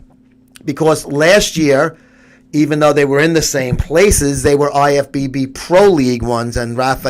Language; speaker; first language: English; native; English